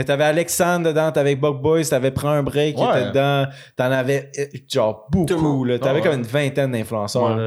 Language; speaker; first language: French; native; French